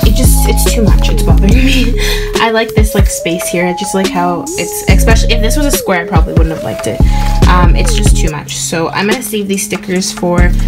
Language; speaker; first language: English; native; English